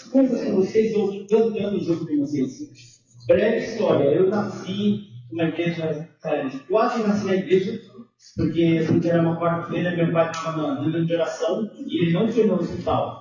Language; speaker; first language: Portuguese; early bilingual, other home language; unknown